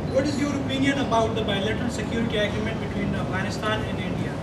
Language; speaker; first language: English; non-native, fluent; Persian